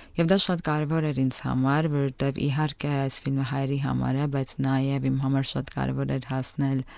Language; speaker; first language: Armenian; native; Armenian